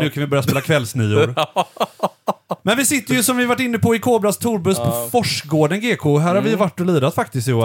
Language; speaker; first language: Swedish; native; Swedish